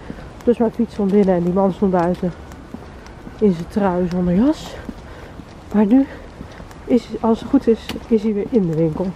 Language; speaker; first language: Dutch; native; Dutch